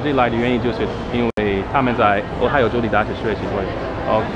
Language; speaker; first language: Chinese; non-native, fluent; English